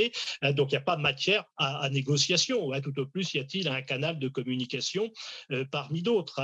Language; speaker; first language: French; native; French